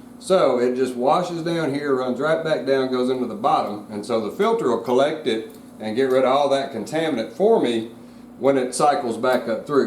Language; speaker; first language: English; native; English